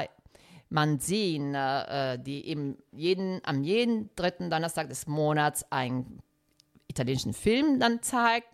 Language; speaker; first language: German; non-native, fluent; Italian